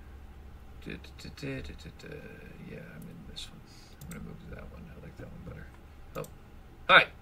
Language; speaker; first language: English; native; English